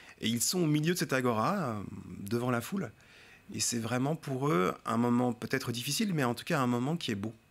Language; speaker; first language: French; native; French